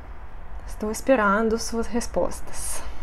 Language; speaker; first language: Portuguese; non-native, fluent; Russian